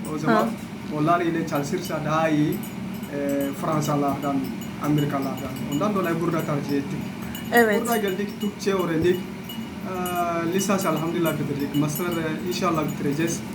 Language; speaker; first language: Turkish; non-native, learner; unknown